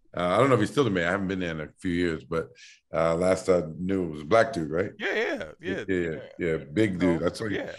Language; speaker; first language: English; native; English